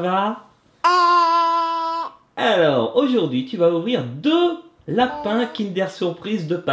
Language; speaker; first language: French; native; French